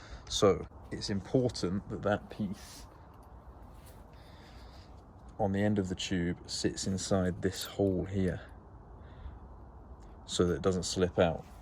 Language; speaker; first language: English; native; English